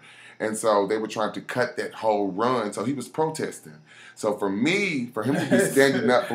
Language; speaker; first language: English; native; English